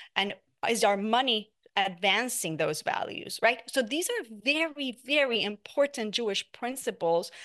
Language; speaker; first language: English; non-native, fluent; Spanish